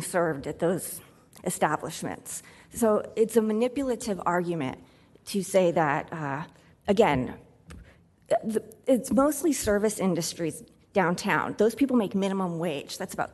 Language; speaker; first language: English; native; English